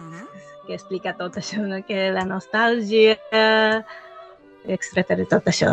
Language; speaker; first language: Catalan; non-native, fluent; Japanese